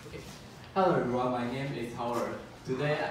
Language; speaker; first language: English; non-native, fluent; Chinese